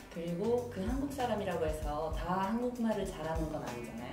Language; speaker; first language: Korean; native; Korean